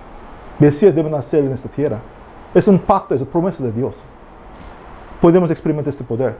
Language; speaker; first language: Spanish; non-native, learner; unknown